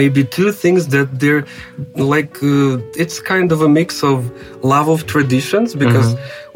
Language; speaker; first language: English; non-native, fluent; Kazakh